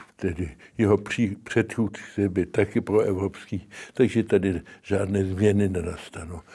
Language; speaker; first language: Czech; early bilingual, heritage; Czech